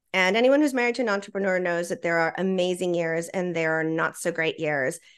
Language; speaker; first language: English; native; English